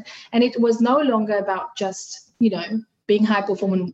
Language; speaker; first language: English; non-native, fluent; Hindi